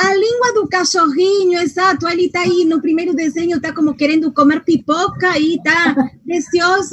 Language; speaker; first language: Portuguese; non-native, fluent; Spanish